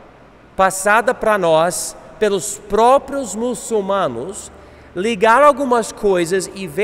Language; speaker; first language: Portuguese; non-native, fluent; English